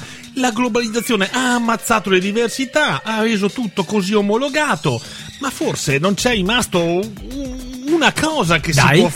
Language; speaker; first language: Italian; native; Italian